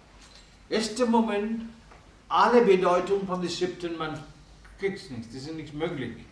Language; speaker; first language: German; non-native, learner; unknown